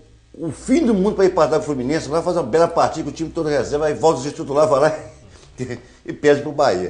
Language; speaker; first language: Portuguese; native; Portuguese